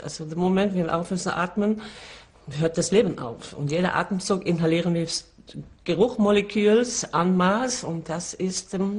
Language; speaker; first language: German; non-native, fluent; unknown